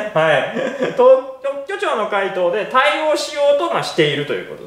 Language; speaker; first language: Japanese; native; Japanese